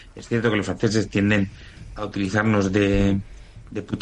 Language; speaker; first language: Spanish; native; Spanish